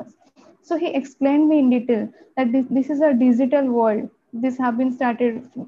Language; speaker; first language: English; non-native, local second language; Odia